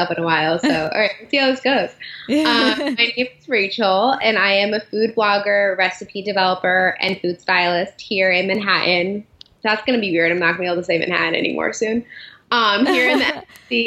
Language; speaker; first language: English; native; English